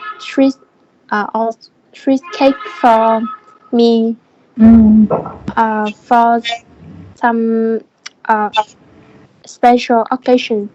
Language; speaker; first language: English; non-native, learner; Vietnamese